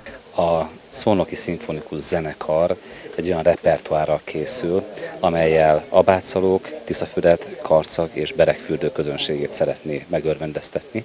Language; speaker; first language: Hungarian; native; Hungarian